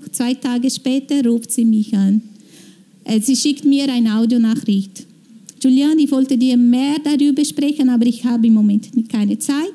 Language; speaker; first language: German; non-native, fluent; Portuguese